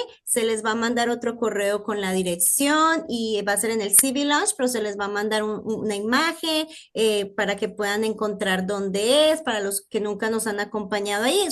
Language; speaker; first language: Spanish; native; Spanish